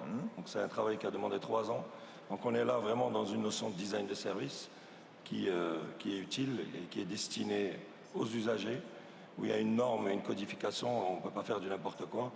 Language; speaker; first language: French; non-native, local second language; Arabic